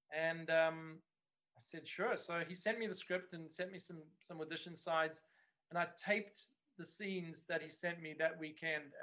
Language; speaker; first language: English; native; English